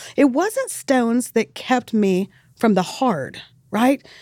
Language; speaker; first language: English; native; English